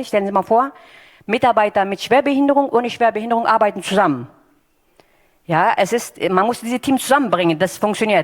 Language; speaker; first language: German; non-native, fluent; Turkish